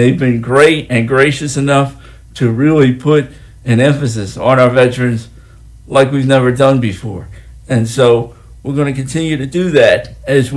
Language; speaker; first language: English; native; English